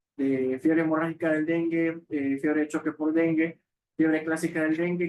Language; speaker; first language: Spanish; native; Spanish